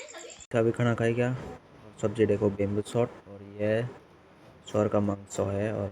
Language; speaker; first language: Hindi; non-native, local second language; Kok Borok